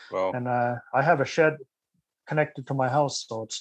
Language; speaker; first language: English; native; English